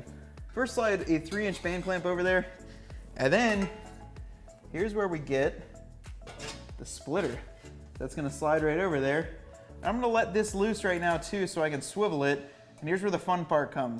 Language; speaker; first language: English; native; English